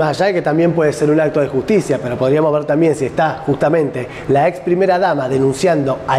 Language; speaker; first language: Spanish; native; Spanish